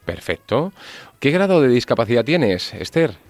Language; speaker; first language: Spanish; native; Spanish